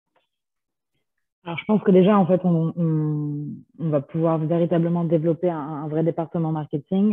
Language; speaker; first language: French; native; French